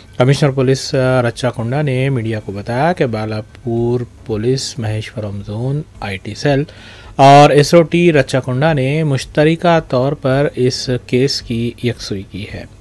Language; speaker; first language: Urdu; native; Urdu